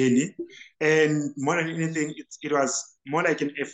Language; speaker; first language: English; non-native, local second language; Southern Sotho